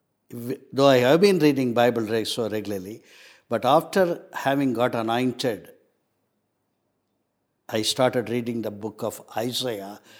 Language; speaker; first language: English; non-native, local second language; Tamil